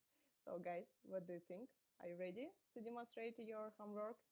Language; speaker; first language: English; non-native, fluent; Russian